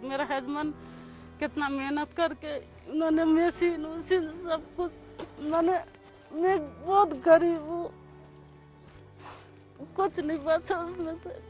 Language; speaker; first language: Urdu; non-native, local second language; Kashmiri